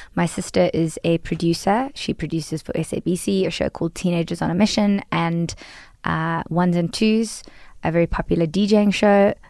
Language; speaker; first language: English; native; English